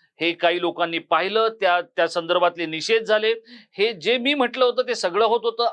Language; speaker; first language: Marathi; native; Marathi